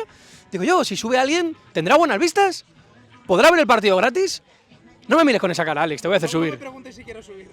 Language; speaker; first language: Spanish; native; Spanish